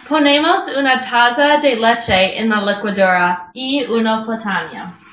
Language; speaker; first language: Spanish; non-native, learner; English